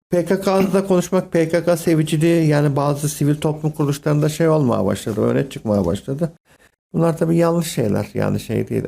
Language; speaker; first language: Turkish; native; Turkish